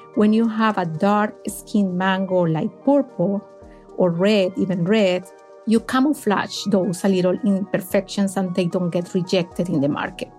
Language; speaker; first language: English; non-native, fluent; Spanish